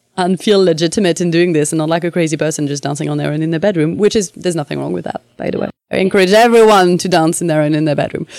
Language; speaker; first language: English; non-native, fluent; French